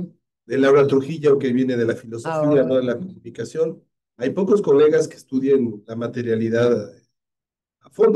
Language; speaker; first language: Spanish; native; Spanish